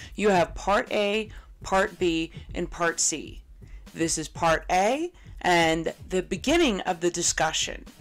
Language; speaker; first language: English; native; English